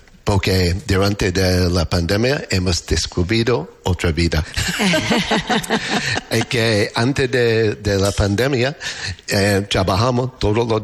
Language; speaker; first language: Spanish; non-native, learner; English